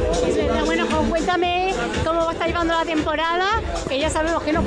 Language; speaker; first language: Spanish; native; Spanish